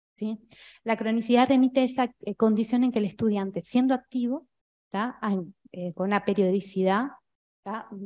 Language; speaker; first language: Spanish; native; Spanish